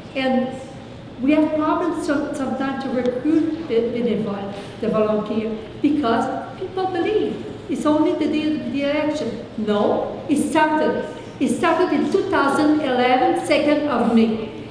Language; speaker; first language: English; non-native, fluent; French